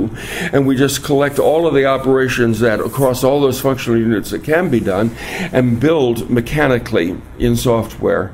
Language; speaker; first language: English; native; English